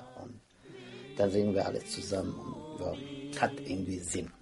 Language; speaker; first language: German; non-native, fluent; Croatian